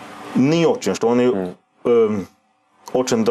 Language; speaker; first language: Russian; non-native, learner; Swedish